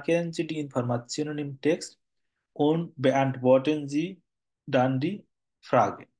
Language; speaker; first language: German; non-native, fluent; Bangla